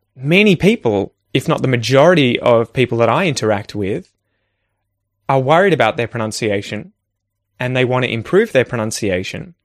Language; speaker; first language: English; native; English